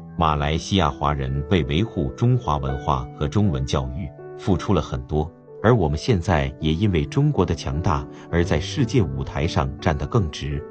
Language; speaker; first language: Chinese; native; Chinese